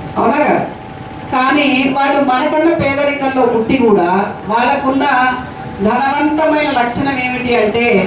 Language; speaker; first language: Telugu; native; Telugu